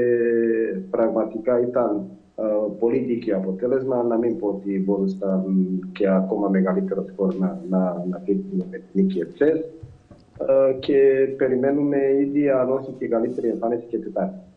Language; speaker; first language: Greek; non-native, fluent; Serbian